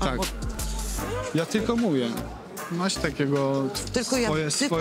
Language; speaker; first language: Polish; non-native, learner; Turkish